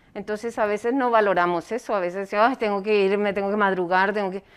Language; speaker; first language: Spanish; native; Spanish